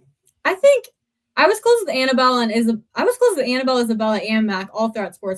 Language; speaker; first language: English; native; English